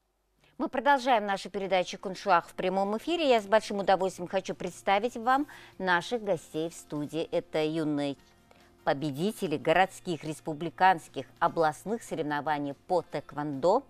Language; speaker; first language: Russian; native; Russian